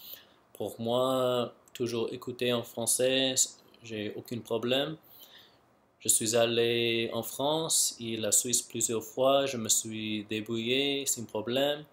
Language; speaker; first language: French; non-native, local second language; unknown